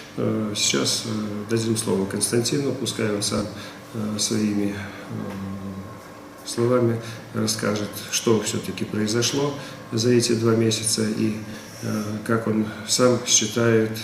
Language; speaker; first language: Russian; native; Russian